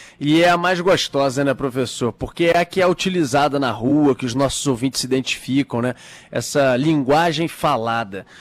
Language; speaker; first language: Portuguese; native; Portuguese